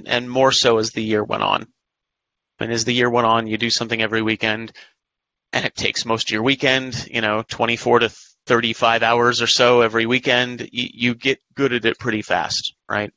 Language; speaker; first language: English; native; English